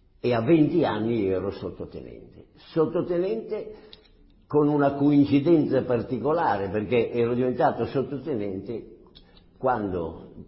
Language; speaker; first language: Italian; native; Italian